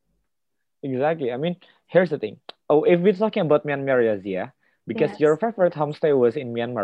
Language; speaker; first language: English; non-native, fluent; Indonesian